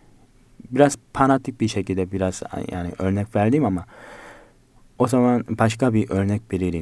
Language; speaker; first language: Turkish; non-native, fluent; Korean